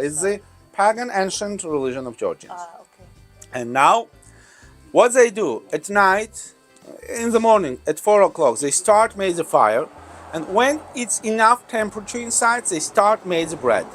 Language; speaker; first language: English; non-native, learner; Georgian